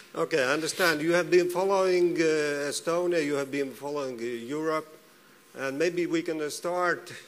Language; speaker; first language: English; non-native, fluent; Estonian